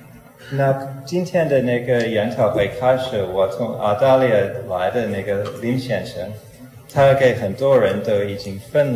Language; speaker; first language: Chinese; non-native, fluent; English